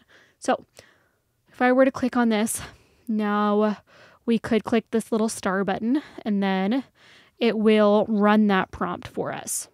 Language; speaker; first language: English; native; English